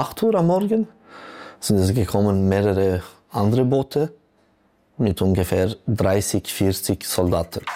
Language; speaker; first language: German; non-native, local second language; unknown